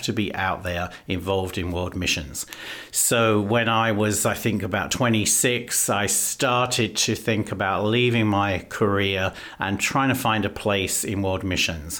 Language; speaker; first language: English; native; English